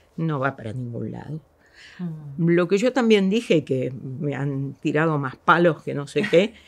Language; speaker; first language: Spanish; native; Spanish